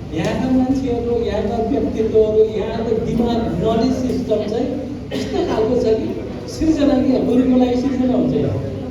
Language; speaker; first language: Nepali; non-native, local second language; Gurung